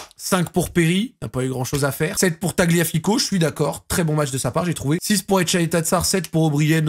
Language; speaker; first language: French; native; French